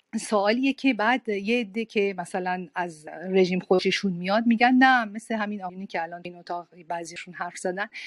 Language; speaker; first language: Persian; native; Persian